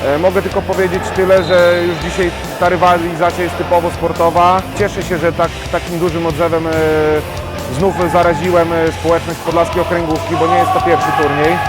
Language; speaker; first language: Polish; native; Polish